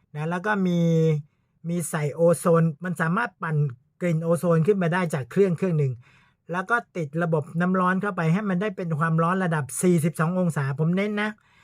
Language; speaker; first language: Thai; native; Thai